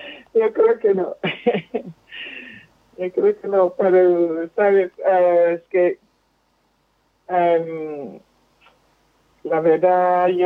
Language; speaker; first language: Spanish; non-native, fluent; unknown